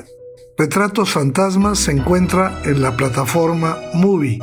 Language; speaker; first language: Spanish; native; Spanish